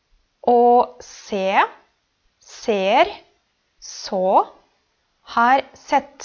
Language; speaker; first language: Norwegian; non-native, fluent; Polish